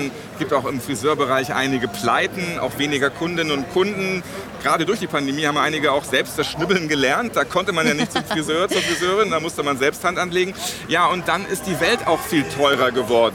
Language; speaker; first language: German; native; German